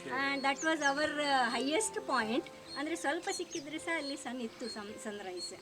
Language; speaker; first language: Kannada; non-native, local second language; Gujarati